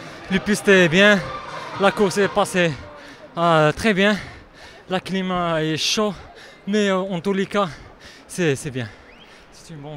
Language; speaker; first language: French; non-native, local second language; Arabic